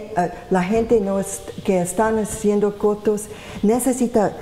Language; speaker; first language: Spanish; non-native, learner; English